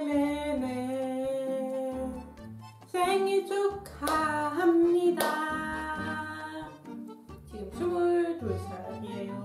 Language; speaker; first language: Korean; non-native, learner; Dutch